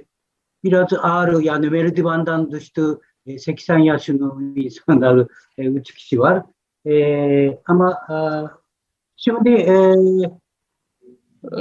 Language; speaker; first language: Turkish; non-native, fluent; Japanese